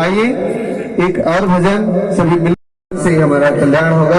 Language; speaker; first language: Hindi; native; Hindi